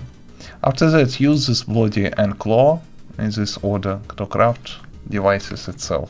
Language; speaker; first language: English; non-native, learner; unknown